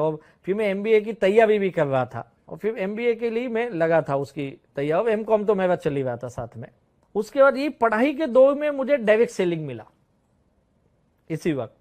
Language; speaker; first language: Hindi; native; Hindi